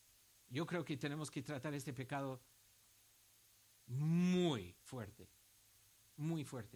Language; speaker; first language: Spanish; non-native, fluent; English